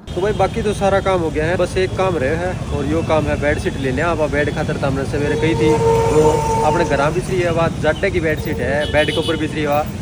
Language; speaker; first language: Hindi; native; Hindi